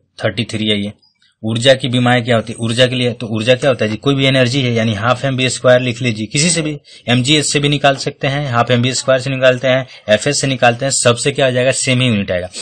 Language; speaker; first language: Hindi; native; Hindi